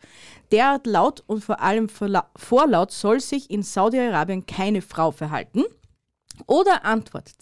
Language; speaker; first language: German; native; German